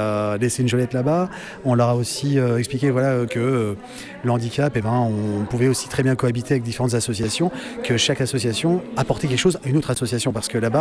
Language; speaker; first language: French; native; French